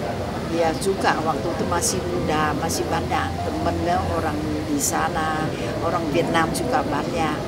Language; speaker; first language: Indonesian; non-native, fluent; Vietnamese